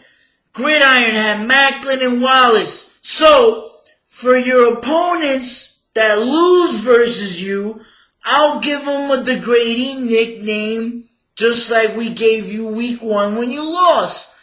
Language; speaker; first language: English; native; English